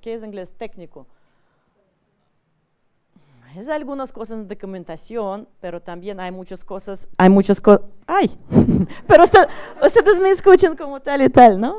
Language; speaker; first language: Spanish; non-native, learner; Russian